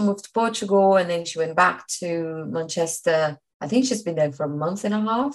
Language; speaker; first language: English; non-native, fluent; Portuguese